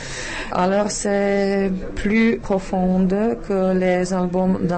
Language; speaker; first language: French; non-native, learner; Czech